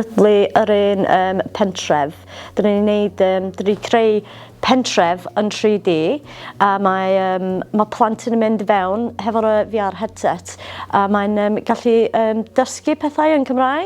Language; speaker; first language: Welsh; non-native, local second language; English